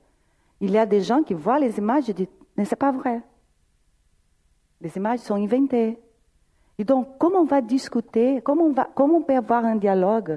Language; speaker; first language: French; non-native, fluent; Portuguese